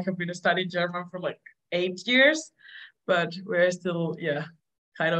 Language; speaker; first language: English; non-native, fluent; Spanish